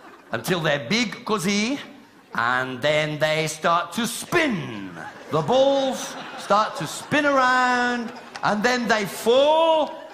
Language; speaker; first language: English; native; English